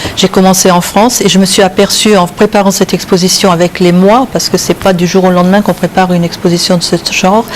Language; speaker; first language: French; native; French